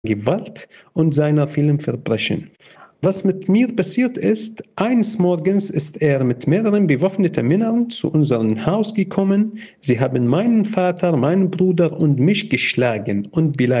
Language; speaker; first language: German; non-native, fluent; Arabic